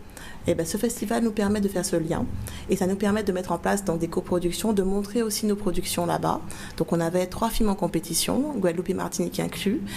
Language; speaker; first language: French; native; French